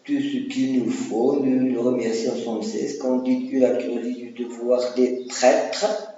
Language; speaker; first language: French; non-native, local second language; Arabic